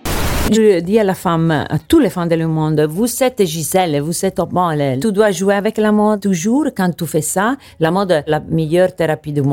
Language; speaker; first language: French; non-native, learner; Italian